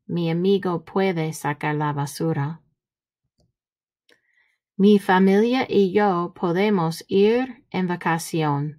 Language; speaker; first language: Spanish; non-native, fluent; English